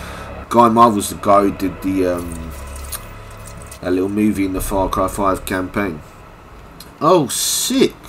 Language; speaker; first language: English; native; English